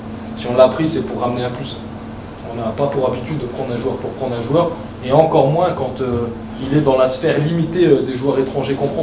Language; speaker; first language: French; native; French